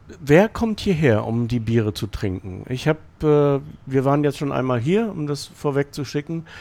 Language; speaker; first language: German; native; German